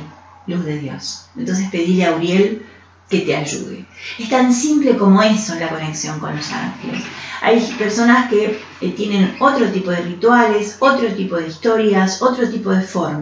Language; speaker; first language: Spanish; native; Spanish